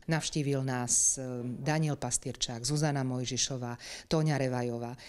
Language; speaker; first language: Slovak; native; Slovak